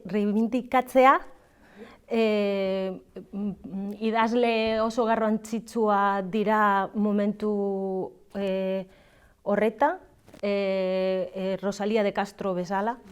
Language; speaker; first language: Basque; non-native, learner; Galician